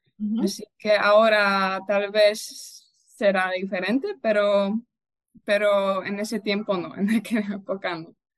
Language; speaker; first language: Spanish; non-native, fluent; Polish